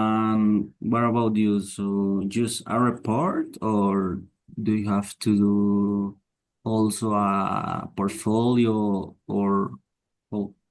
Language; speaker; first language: English; non-native, learner; Spanish